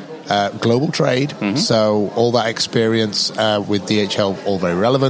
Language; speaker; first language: English; native; English